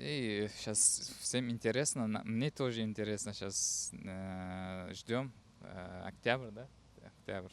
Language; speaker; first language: Russian; non-native, learner; Uzbek